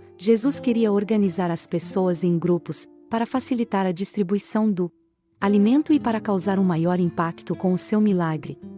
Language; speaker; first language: Portuguese; native; Portuguese